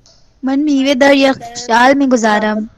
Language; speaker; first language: Persian; non-native, learner; Urdu